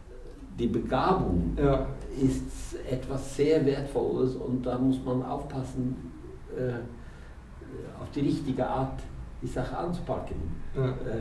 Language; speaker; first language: German; non-native, fluent; Norwegian